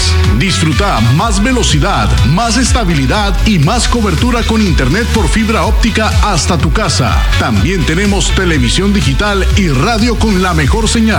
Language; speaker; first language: Spanish; native; Spanish